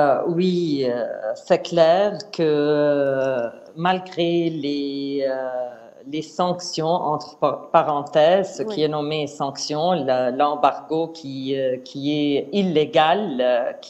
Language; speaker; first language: French; non-native, fluent; Arabic